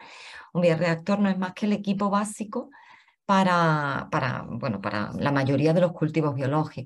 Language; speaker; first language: Spanish; native; Spanish